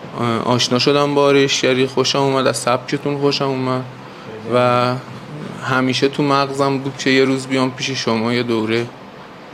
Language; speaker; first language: Persian; native; Persian